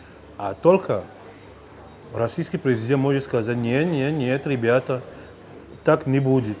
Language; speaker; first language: Russian; non-native, fluent; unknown